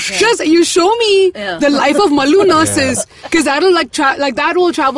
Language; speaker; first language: English; non-native, local second language; Malayalam